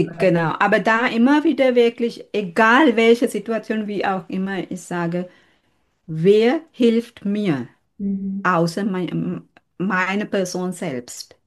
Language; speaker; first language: German; non-native, learner; Sinhala